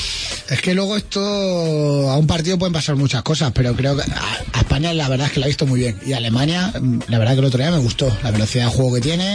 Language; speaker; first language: Spanish; native; Spanish